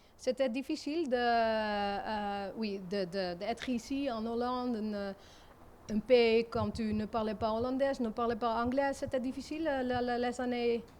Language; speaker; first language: French; non-native, learner; Dutch